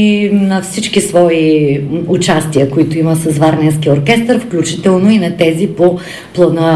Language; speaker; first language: Bulgarian; native; Bulgarian